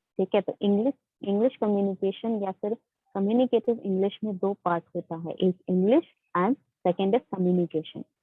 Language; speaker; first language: Hindi; native; Hindi